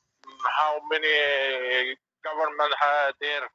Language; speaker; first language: English; non-native, learner; Arabic